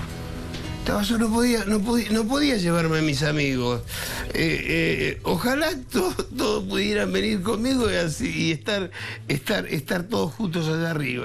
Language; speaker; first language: Spanish; native; Spanish